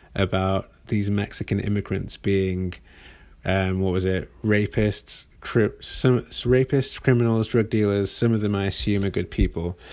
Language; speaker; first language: English; native; English